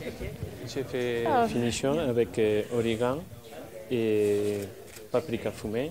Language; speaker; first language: French; non-native, fluent; Spanish